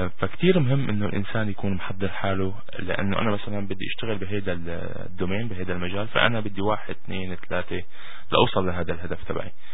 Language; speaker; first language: Arabic; native; Arabic